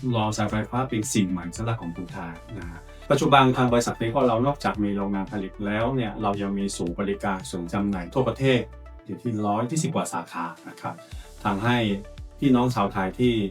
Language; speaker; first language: Thai; non-native, fluent; Chinese